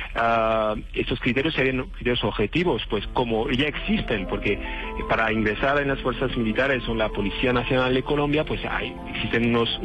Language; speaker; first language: Spanish; non-native, fluent; French